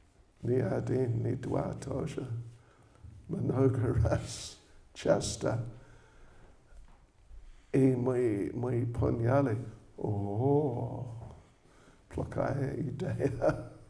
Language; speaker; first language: Russian; non-native, learner; English